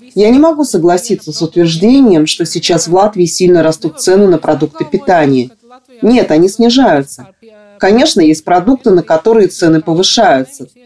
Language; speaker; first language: Russian; non-native, local second language; Latvian